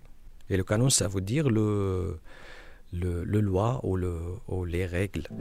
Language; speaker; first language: French; non-native, learner; Arabic